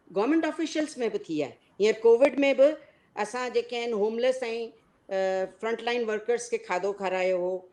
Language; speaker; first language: Sindhi; native; Sindhi